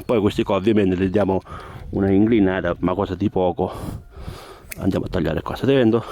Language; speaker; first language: Italian; native; Italian